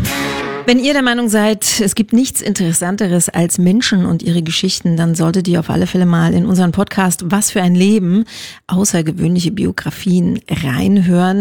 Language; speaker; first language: German; native; German